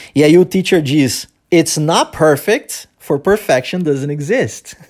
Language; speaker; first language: English; early bilingual, other home language; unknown